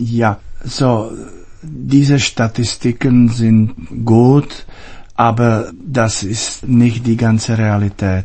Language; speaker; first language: German; non-native, fluent; Czech